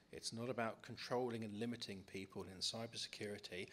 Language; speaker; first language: English; native; English